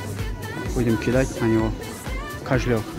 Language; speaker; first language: Russian; non-native, learner; Azerbaijani